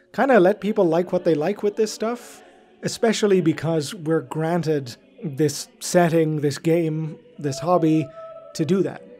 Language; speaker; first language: English; native; English